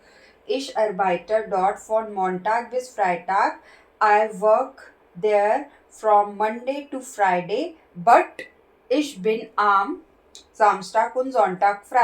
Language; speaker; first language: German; non-native, fluent; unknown